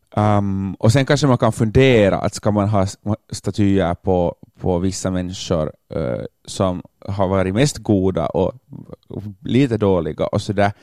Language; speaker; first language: Swedish; native; Swedish